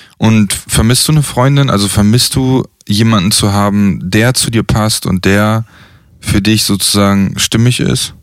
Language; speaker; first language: German; native; German